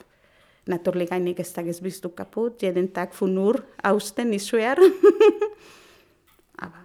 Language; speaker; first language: German; non-native, learner; Spanish